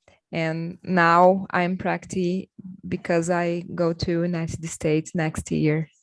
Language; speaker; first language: English; non-native, learner; Portuguese